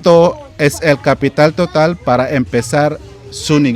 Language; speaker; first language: Spanish; non-native, learner; Filipino